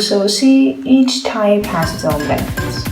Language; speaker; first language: English; non-native, fluent; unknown